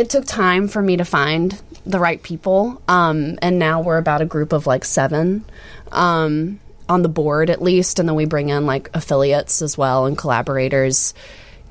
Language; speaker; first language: English; native; English